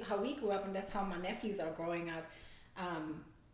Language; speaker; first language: English; non-native, fluent; German